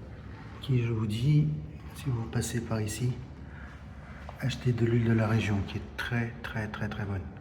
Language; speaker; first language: French; early bilingual, heritage; Portuguese